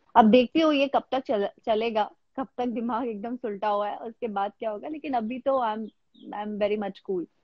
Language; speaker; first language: Hindi; native; Hindi